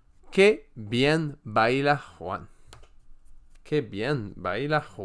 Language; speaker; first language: Spanish; non-native, learner; French